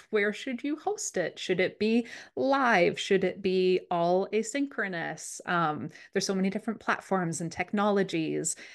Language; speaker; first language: English; native; English